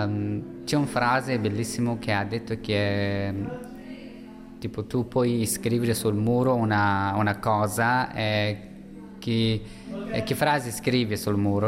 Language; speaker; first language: Italian; non-native, learner; Persian